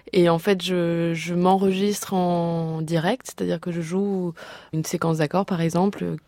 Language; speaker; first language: French; early bilingual, other home language; Portuguese